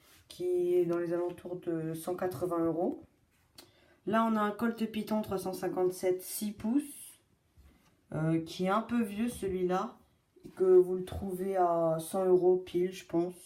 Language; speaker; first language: French; native; French